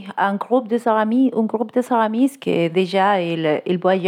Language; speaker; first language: French; non-native, learner; Spanish